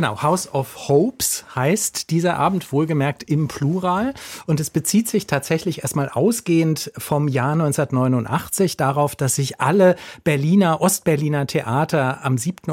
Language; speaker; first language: German; native; German